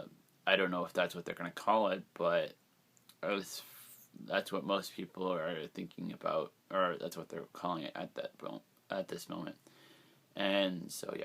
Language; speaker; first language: English; native; English